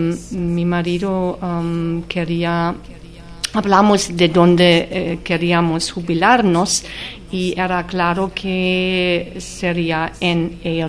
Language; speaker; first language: Spanish; non-native, fluent; German